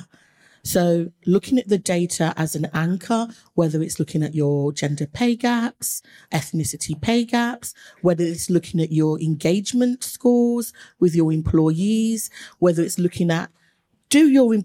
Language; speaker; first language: English; native; English